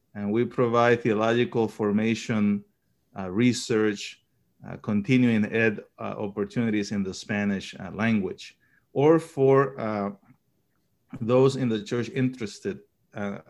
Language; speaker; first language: English; early bilingual, other home language; Spanish